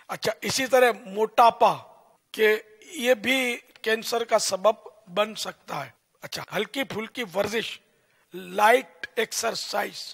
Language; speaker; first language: Urdu; native; Urdu